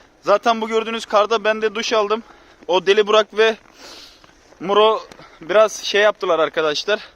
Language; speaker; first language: Turkish; native; Turkish